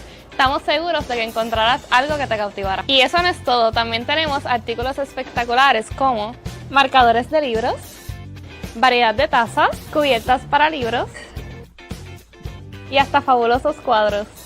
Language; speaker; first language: Spanish; native; Spanish